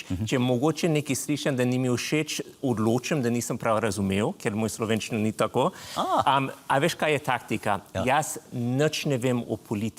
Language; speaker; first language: Slovenian; non-native, fluent; English